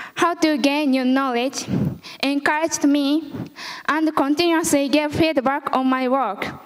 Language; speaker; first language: English; early bilingual, other home language; Japanese